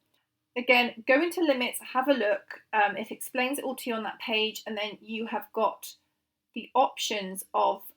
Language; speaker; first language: English; native; English